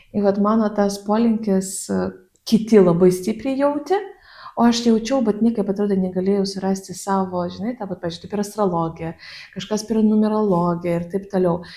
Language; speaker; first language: Lithuanian; non-native, fluent; Russian